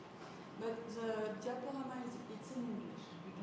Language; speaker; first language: English; non-native, fluent; French